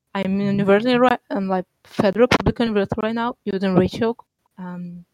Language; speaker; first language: English; non-native, fluent; Portuguese